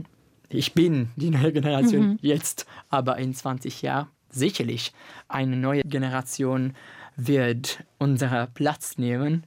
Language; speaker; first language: German; non-native, learner; Italian